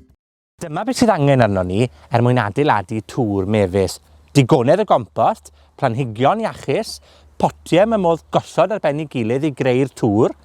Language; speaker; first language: Welsh; native; Welsh